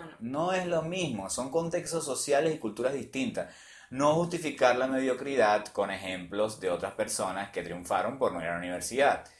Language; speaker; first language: Spanish; native; Spanish